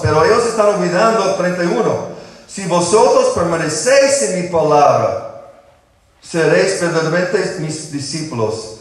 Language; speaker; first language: Spanish; non-native, fluent; English